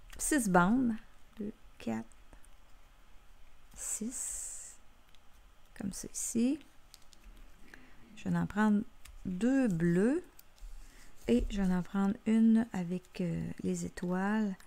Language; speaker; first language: French; native; French